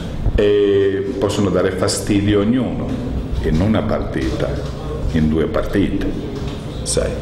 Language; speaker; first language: Italian; non-native, fluent; Croatian